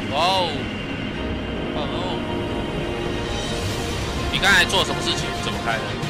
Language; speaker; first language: Chinese; native; Chinese